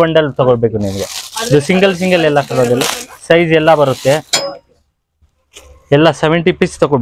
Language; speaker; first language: Kannada; non-native, local second language; Urdu